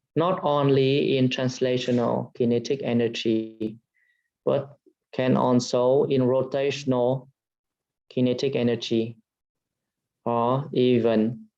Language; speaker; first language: English; non-native, fluent; Vietnamese